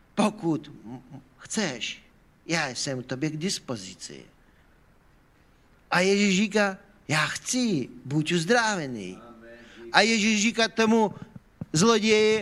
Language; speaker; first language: Czech; non-native, fluent; Ukrainian